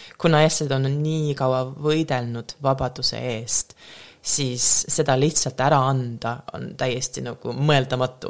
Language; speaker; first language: Estonian; native; Estonian